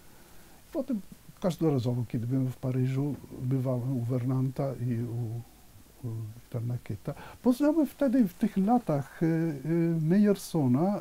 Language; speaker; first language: Polish; non-native, fluent; Italian